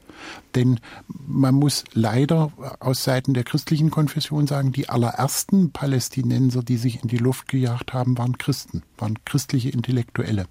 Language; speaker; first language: German; native; German